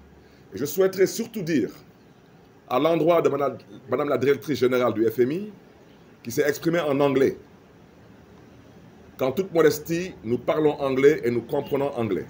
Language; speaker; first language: French; non-native, local second language; Wolof